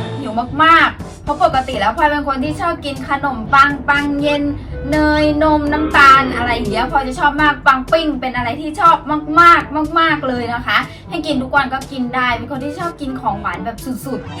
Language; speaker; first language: Thai; native; Thai